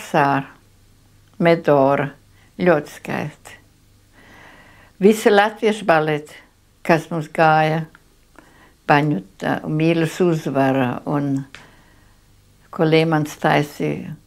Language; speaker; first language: Latvian; non-native, local second language; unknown